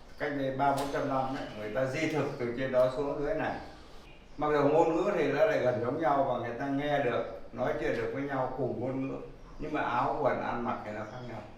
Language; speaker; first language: Vietnamese; native; Vietnamese